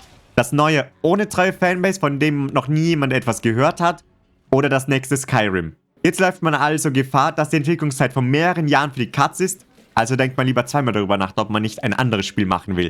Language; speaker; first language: German; native; German